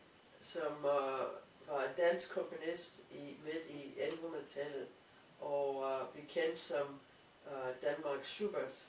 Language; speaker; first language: Danish; non-native, fluent; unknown